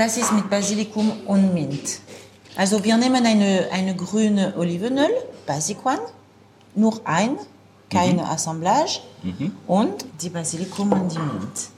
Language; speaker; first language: German; non-native, learner; French